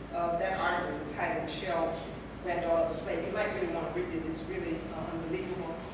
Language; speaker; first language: English; native; English